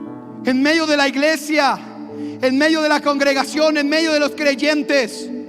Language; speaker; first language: Spanish; native; Spanish